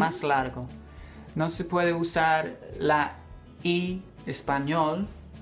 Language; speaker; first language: Spanish; non-native, fluent; English